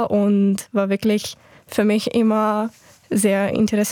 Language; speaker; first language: German; non-native, fluent; Ukrainian